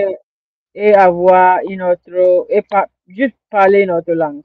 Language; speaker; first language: French; non-native, learner; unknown